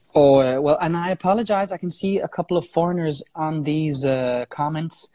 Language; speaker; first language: English; non-native, fluent; Danish